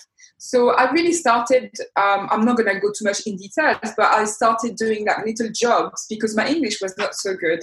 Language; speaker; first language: English; non-native, fluent; French